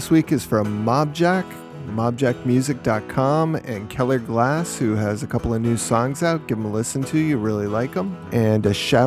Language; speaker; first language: English; native; English